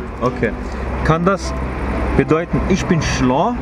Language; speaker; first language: German; early bilingual, other home language; Turkish